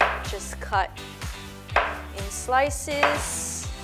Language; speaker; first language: English; non-native, local second language; Malay